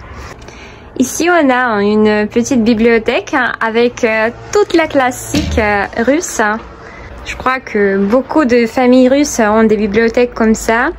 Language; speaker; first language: French; non-native, fluent; Russian